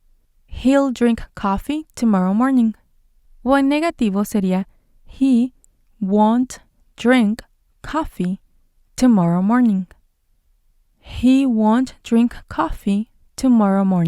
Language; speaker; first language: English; non-native, fluent; Spanish